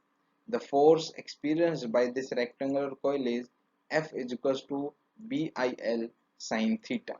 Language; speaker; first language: English; non-native, local second language; Hindi